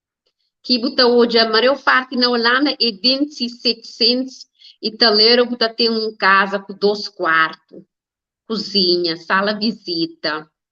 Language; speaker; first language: Portuguese; non-native, learner; Kabuverdianu